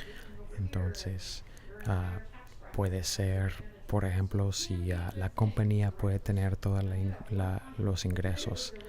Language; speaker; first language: Spanish; non-native, fluent; English